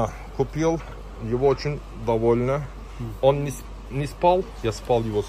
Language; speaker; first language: Russian; non-native, learner; Turkish